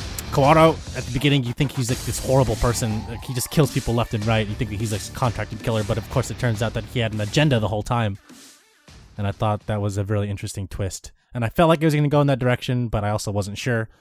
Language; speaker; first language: English; native; English